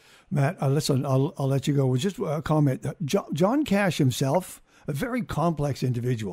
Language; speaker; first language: English; native; English